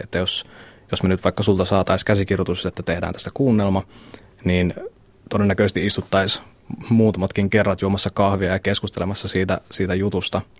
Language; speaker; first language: Finnish; native; Finnish